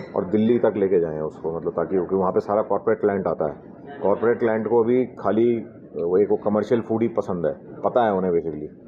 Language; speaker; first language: Hindi; native; Hindi